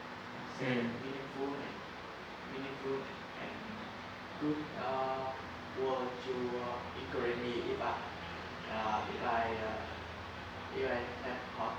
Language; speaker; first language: English; non-native, learner; Vietnamese